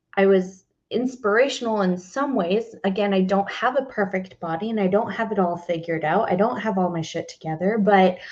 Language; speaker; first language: English; native; English